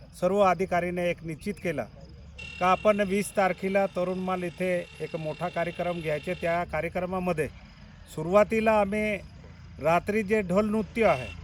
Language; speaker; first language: Marathi; non-native, local second language; Bhili